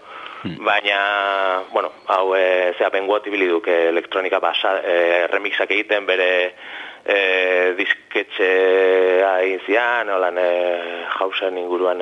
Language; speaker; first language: Basque; native; Basque